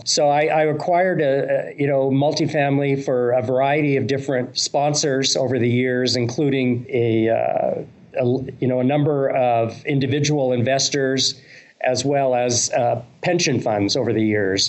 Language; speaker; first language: English; native; English